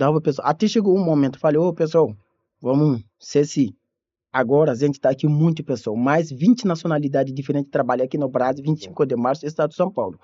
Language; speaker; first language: Portuguese; non-native, learner; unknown